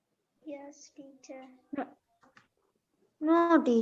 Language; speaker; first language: English; non-native, learner; Sinhala